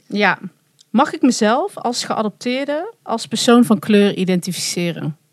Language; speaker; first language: Dutch; native; Dutch